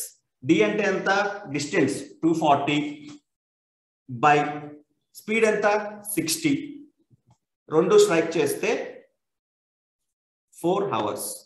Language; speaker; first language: Telugu; native; Telugu